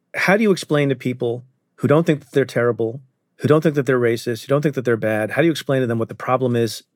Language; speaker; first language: English; early bilingual, other home language; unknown